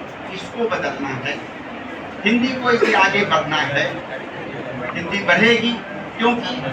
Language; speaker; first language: Hindi; native; Hindi